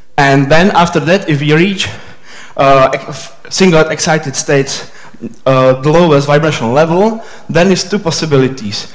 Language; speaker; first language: English; non-native, fluent; Czech